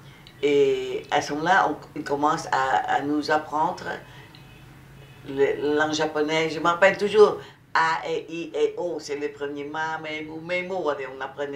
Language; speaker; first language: French; non-native, local second language; Vietnamese